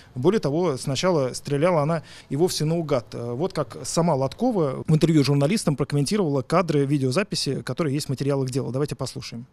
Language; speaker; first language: Russian; native; Russian